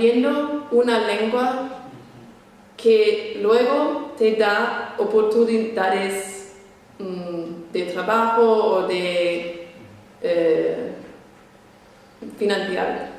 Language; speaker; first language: Spanish; non-native, fluent; English